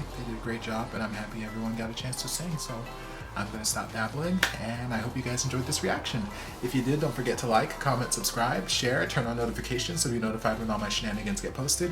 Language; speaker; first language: English; native; English